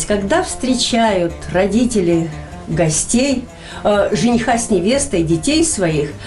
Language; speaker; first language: Russian; native; Russian